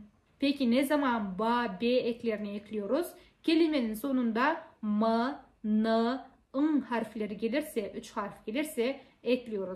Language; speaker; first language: Turkish; non-native, fluent; Kazakh